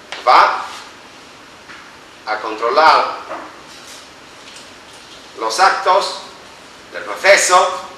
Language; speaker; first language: Spanish; non-native, fluent; Italian